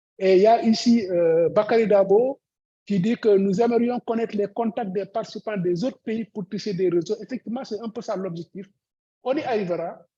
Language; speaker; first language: French; non-native, local second language; Wolof